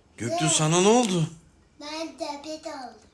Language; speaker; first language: Turkish; native; Turkish